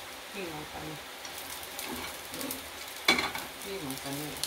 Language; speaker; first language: Japanese; native; Japanese